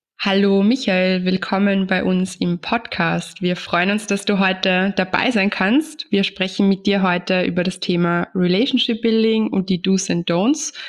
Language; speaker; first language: German; native; German